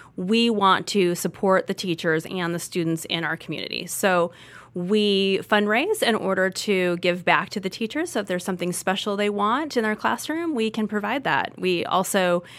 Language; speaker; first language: English; native; English